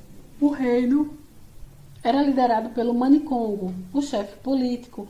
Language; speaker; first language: Portuguese; native; Portuguese